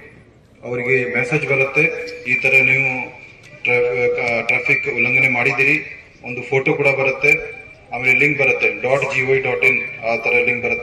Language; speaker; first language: Kannada; non-native, fluent; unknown